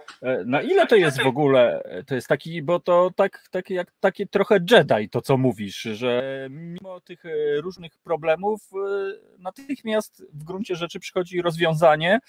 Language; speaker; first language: Polish; native; Polish